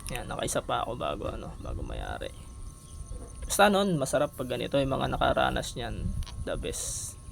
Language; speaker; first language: Filipino; non-native, local second language; Iloko